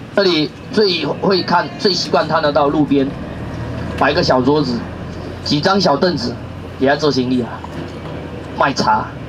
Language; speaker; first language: Chinese; non-native, fluent; Vietnamese